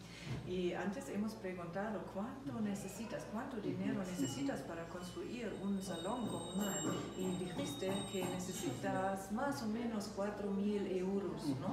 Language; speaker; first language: Spanish; non-native, learner; German